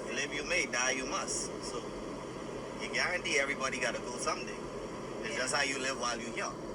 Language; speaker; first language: English; native; English